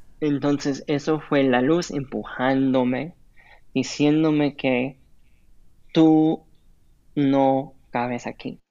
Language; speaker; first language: Spanish; non-native, fluent; English